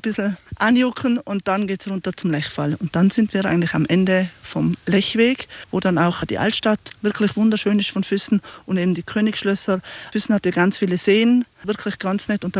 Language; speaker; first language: German; native; German